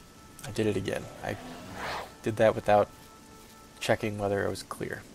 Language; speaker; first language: English; native; English